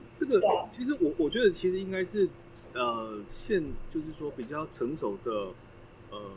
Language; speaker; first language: Chinese; native; Chinese